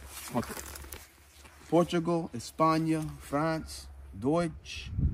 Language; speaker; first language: Russian; non-native, learner; English